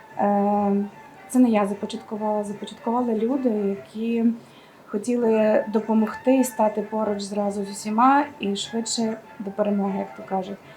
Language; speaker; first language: Ukrainian; native; Ukrainian